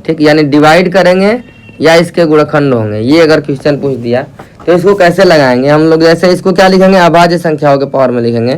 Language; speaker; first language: Hindi; native; Hindi